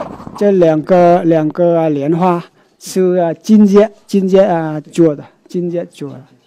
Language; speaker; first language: Chinese; non-native, local second language; Vietnamese